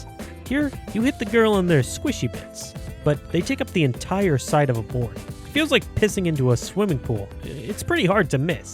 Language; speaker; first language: English; native; English